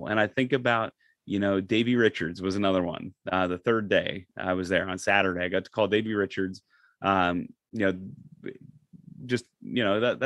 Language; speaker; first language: English; native; English